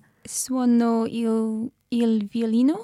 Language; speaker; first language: Italian; non-native, learner; English